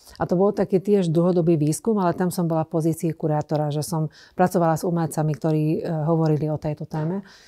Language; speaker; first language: Slovak; non-native, local second language; Hungarian